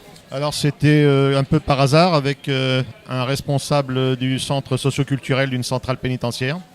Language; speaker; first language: French; native; French